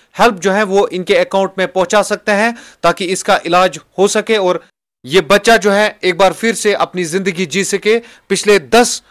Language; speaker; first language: Hindi; non-native, local second language; Kashmiri